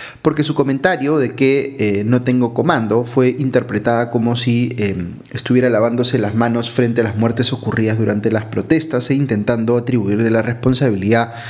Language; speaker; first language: Spanish; native; Spanish